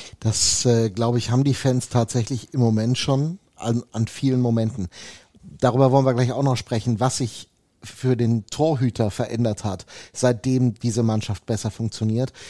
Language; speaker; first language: German; native; German